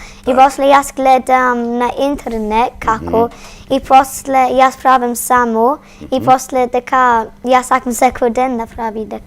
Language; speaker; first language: Macedonian; early bilingual, heritage; Macedonian